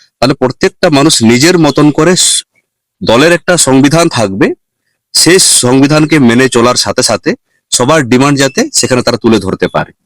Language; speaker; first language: Bangla; non-native, local second language; Santali